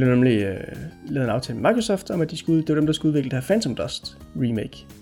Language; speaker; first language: Danish; native; Danish